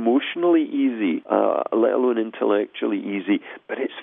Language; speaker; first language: English; native; English